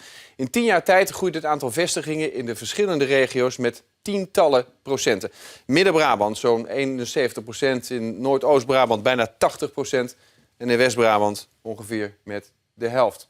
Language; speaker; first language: Dutch; native; Dutch